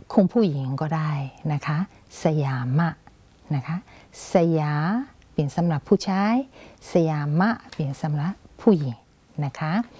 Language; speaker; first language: Thai; non-native, fluent; Burmese